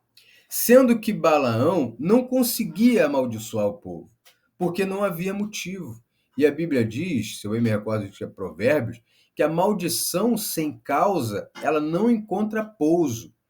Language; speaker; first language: Portuguese; native; Portuguese